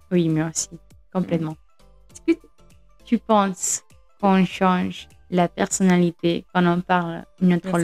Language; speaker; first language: French; non-native, fluent; Spanish